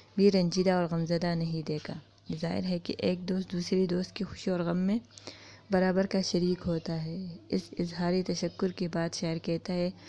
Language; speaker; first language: Urdu; non-native, local second language; Pashto